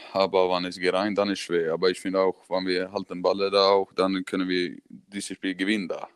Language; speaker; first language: German; non-native, learner; Swedish